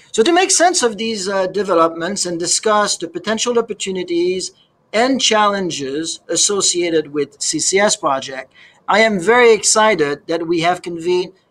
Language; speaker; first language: English; native; English